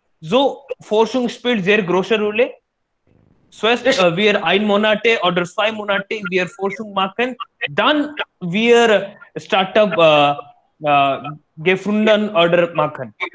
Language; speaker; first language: German; non-native, learner; Hindi